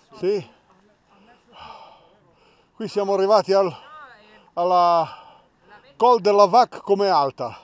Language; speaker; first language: Italian; native; Italian